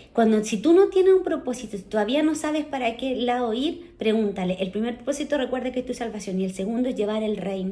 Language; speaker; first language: Spanish; native; Spanish